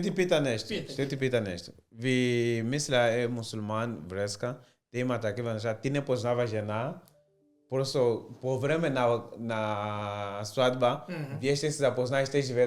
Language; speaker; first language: Bulgarian; non-native, learner; Portuguese